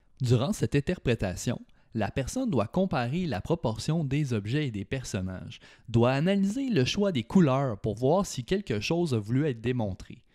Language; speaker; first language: French; native; French